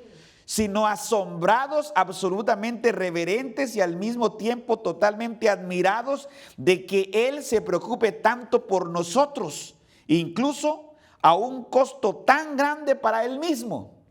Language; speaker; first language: Spanish; native; Spanish